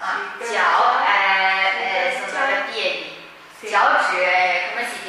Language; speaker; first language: Italian; non-native, fluent; Chinese